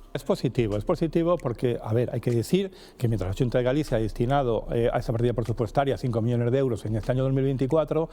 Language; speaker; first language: Spanish; native; Spanish